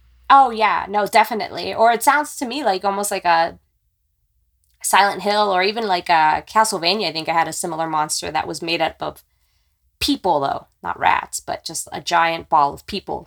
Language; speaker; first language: English; native; English